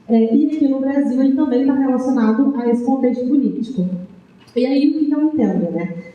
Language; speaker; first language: Portuguese; native; Portuguese